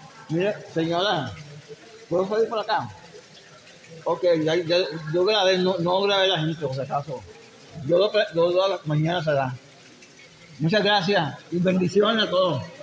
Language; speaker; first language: Spanish; native; Spanish